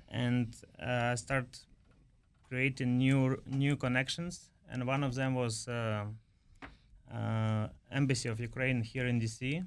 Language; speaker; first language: English; non-native, learner; Ukrainian